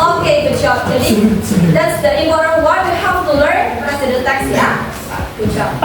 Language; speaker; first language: English; non-native, learner; Indonesian